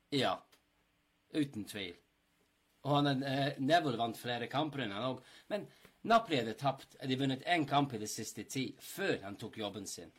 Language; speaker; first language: Norwegian; non-native, fluent; English